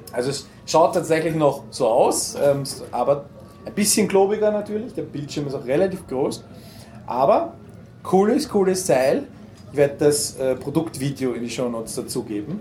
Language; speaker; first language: German; native; German